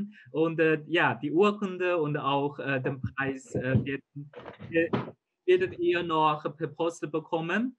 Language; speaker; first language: German; non-native, fluent; Chinese